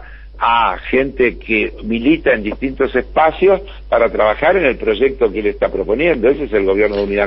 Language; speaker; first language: Spanish; native; Spanish